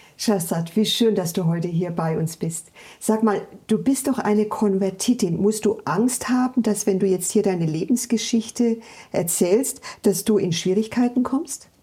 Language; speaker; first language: German; native; German